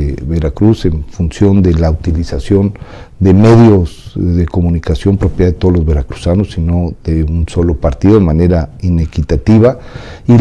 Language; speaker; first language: Spanish; native; Spanish